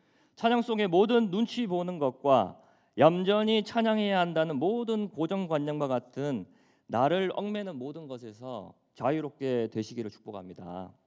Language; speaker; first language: Korean; native; Korean